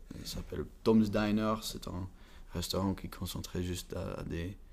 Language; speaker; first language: French; non-native, learner; Dutch